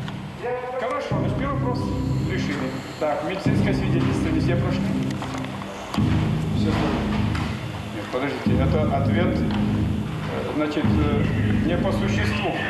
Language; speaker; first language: Russian; native; Russian